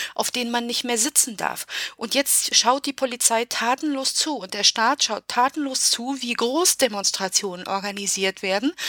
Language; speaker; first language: German; early bilingual, other home language; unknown